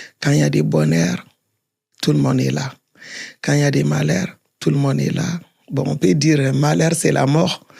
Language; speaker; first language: French; non-native, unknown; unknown